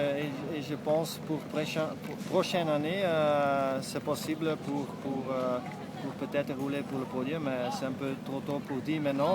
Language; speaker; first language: French; non-native, fluent; Dutch